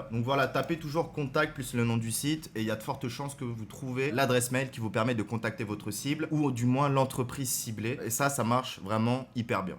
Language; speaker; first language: French; native; French